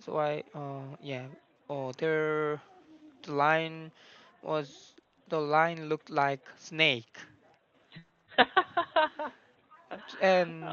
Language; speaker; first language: English; non-native, learner; Korean